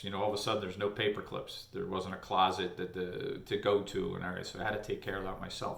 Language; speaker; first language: English; native; English